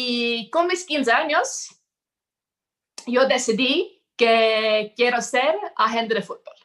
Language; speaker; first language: Spanish; non-native, fluent; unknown